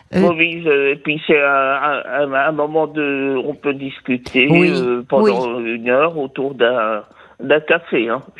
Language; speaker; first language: French; native; French